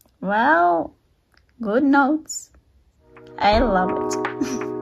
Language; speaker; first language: English; non-native, learner; Russian